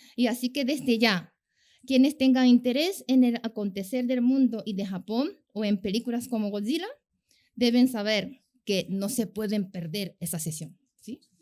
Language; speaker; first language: Spanish; non-native, fluent; Japanese